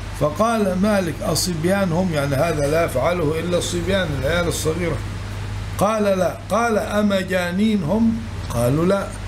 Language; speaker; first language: Arabic; native; Arabic